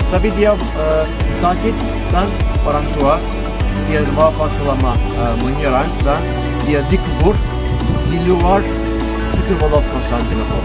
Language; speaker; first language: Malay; non-native, learner; Turkish